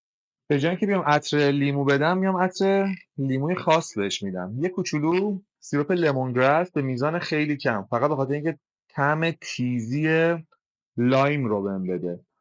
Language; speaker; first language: Persian; native; Persian